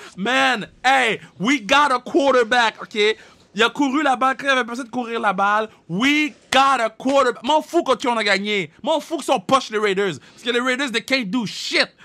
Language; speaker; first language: French; native; French